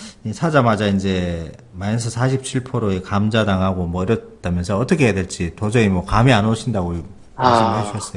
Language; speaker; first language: Korean; native; Korean